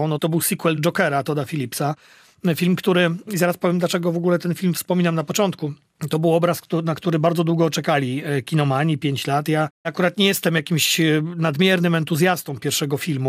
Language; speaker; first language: Polish; native; Polish